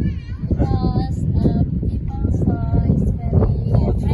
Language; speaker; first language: English; non-native, learner; Indonesian